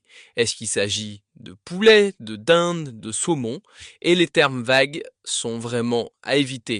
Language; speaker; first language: French; native; French